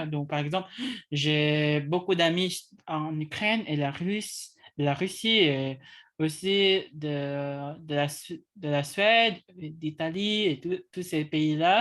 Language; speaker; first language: French; non-native, learner; English